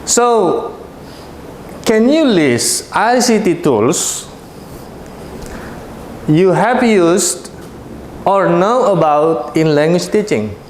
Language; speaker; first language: English; non-native, fluent; Indonesian